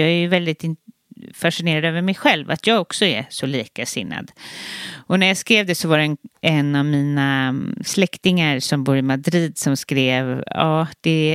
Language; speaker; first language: Swedish; native; Swedish